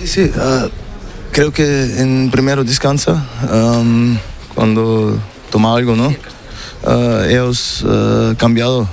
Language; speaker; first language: Spanish; non-native, learner; German